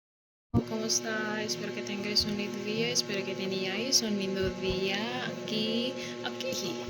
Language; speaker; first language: Spanish; non-native, learner; English